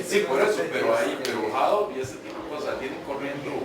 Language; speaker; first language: Spanish; native; Spanish